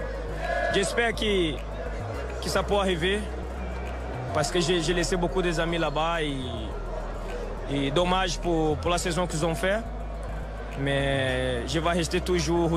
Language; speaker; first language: French; non-native, fluent; Portuguese